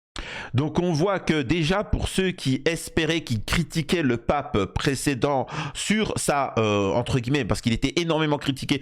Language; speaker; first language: French; native; French